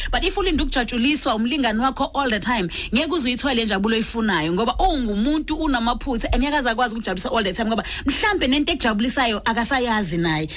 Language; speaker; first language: Zulu; non-native, local second language; Swati